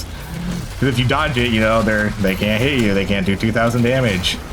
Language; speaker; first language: English; native; English